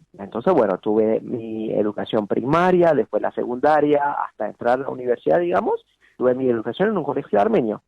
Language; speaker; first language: Spanish; non-native, fluent; Armenian